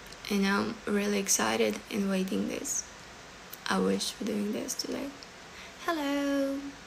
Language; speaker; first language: English; non-native, learner; Ukrainian